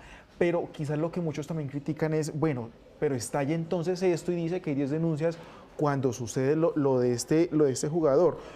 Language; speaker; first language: Spanish; native; Spanish